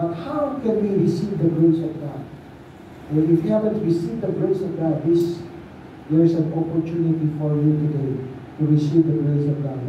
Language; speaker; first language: English; non-native, local second language; Filipino